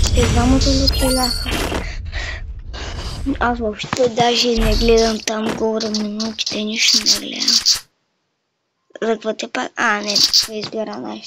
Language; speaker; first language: Bulgarian; native; Bulgarian